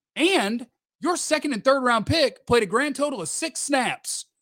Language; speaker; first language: English; native; English